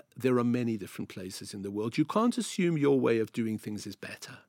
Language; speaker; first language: English; native; English